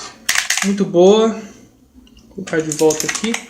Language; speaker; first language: Portuguese; native; Portuguese